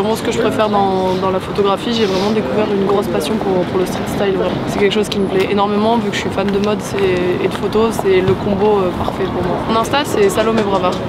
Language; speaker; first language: French; native; French